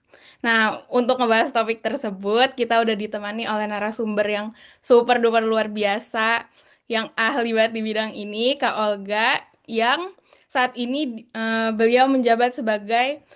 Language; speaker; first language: Indonesian; native; Indonesian